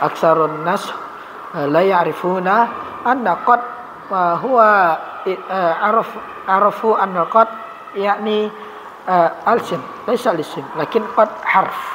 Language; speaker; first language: Arabic; non-native, fluent; Indonesian